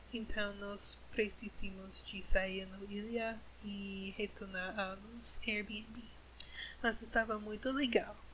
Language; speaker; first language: Portuguese; non-native, learner; English